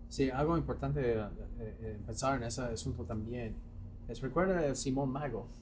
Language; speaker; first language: Spanish; non-native, fluent; English